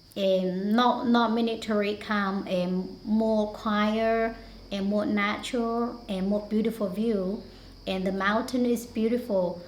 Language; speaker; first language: English; non-native, learner; Hmong